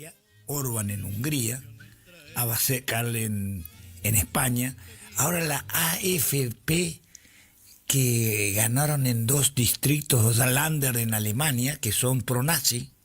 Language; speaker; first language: Spanish; native; Spanish